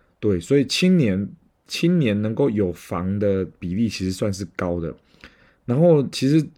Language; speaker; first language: Chinese; native; Chinese